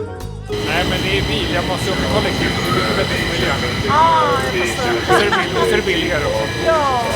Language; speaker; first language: Swedish; native; Swedish